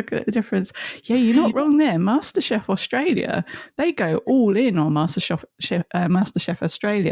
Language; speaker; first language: English; native; English